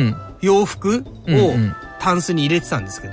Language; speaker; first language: Japanese; native; Japanese